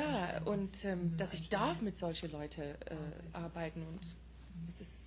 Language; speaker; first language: German; non-native, fluent; English